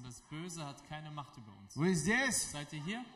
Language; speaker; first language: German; non-native, fluent; Russian